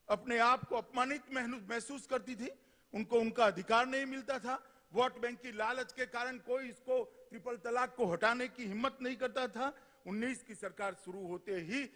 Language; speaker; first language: Hindi; non-native, local second language; Gujarati